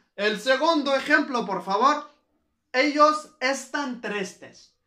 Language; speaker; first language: Spanish; non-native, fluent; Arabic